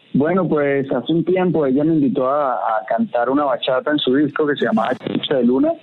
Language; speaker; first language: Spanish; native; Spanish